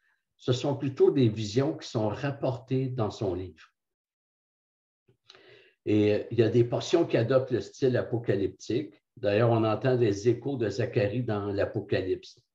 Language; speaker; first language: French; native; French